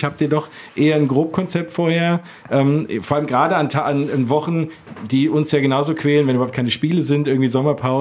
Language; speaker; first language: German; native; German